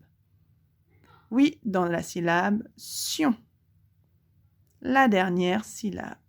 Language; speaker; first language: French; native; French